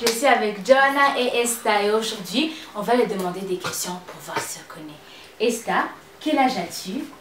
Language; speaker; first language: French; non-native, local second language; Kinyarwanda